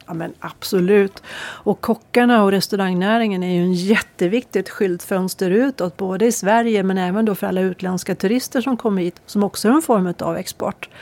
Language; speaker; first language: Swedish; native; Swedish